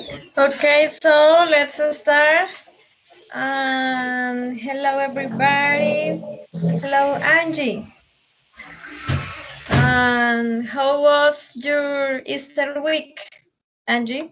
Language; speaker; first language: English; non-native, fluent; Spanish